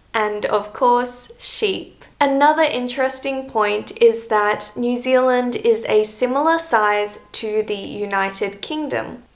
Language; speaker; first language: English; native; English